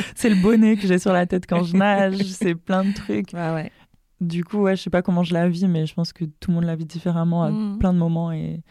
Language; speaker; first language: French; native; French